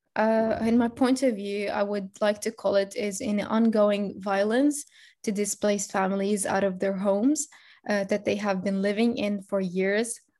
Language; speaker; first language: English; non-native, fluent; Arabic